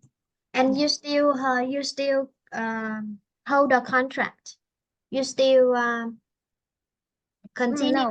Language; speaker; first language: English; non-native, fluent; Vietnamese